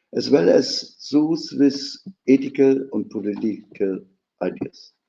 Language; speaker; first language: English; non-native, fluent; German